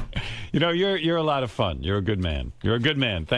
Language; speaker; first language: English; native; English